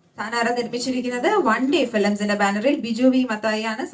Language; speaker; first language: Malayalam; native; Malayalam